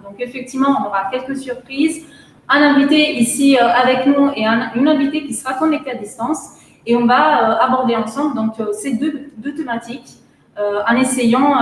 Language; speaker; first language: French; native; French